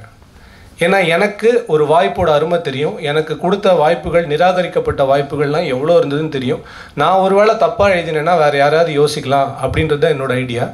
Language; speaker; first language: Tamil; native; Tamil